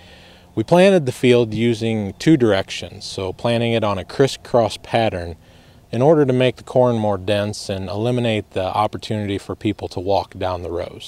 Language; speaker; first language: English; native; English